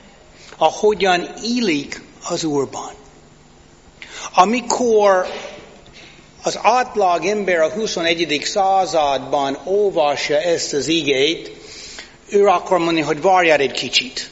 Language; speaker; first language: Hungarian; non-native, fluent; English